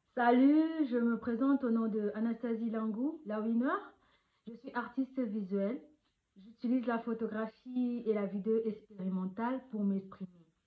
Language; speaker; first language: French; non-native, local second language; Lingala